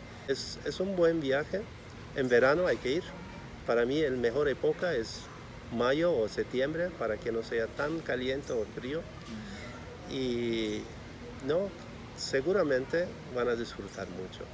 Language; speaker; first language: Spanish; non-native, fluent; Turkish